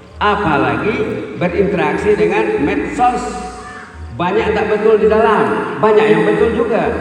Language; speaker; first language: Indonesian; non-native, local second language; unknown